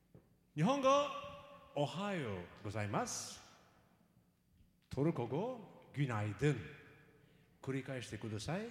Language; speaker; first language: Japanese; non-native, learner; Turkish